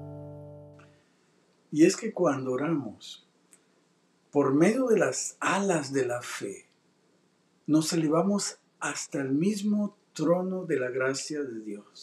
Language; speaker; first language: Spanish; native; Spanish